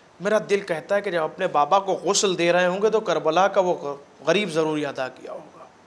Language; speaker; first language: Urdu; native; Urdu